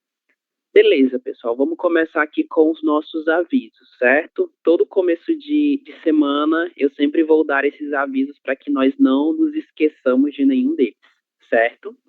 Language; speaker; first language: Portuguese; native; Portuguese